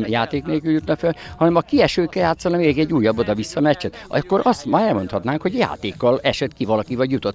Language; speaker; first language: Hungarian; native; Hungarian